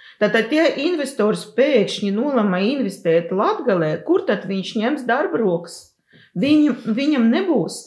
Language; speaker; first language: Latvian; non-native, local second language; Russian